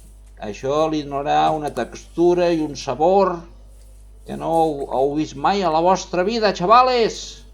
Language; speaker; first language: Catalan; non-native, local second language; Spanish